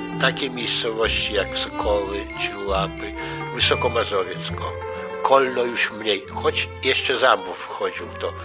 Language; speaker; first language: Polish; native; Polish